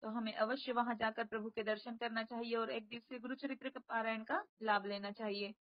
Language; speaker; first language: Hindi; non-native, local second language; Marathi